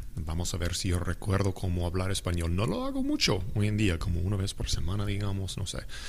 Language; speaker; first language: Spanish; non-native, fluent; English